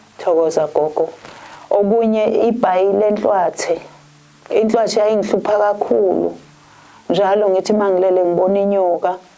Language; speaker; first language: Zulu; native; Zulu